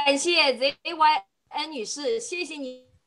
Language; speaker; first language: Chinese; native; Chinese